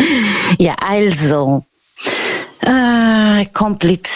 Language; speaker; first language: German; non-native, learner; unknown